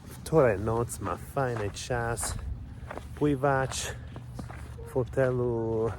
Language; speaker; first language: Polish; non-native, learner; English